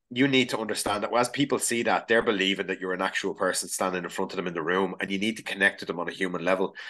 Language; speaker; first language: English; native; English